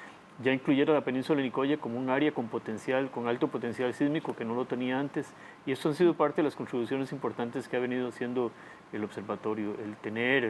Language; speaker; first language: Spanish; native; Spanish